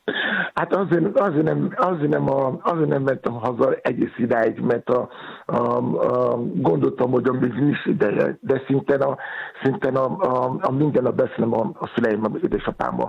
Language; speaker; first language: Hungarian; non-native, learner; Yoruba